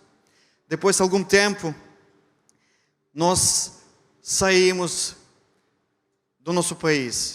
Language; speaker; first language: Portuguese; non-native, fluent; Ukrainian